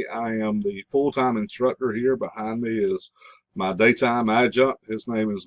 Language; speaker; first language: English; native; English